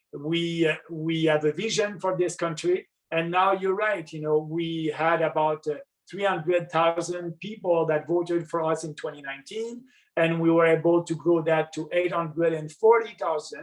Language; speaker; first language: English; non-native, local second language; French